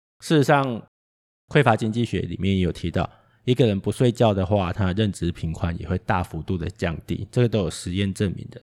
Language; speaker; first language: Chinese; native; Chinese